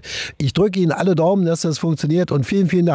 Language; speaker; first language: German; native; German